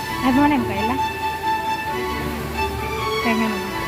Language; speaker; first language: Filipino; non-native, local second language; Cebuano